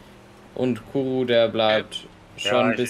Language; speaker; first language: German; native; German